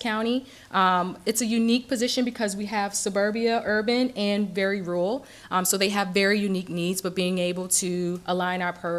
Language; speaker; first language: English; native; English